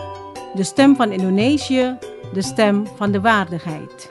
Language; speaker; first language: Dutch; non-native, fluent; Indonesian